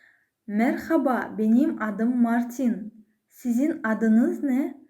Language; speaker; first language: Turkish; non-native, fluent; Kazakh